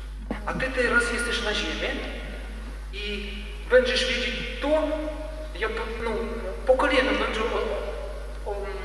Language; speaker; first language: Polish; non-native, learner; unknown